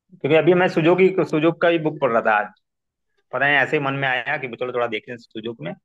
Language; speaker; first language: Hindi; non-native, local second language; Marathi